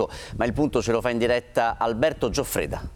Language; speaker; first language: Italian; native; Italian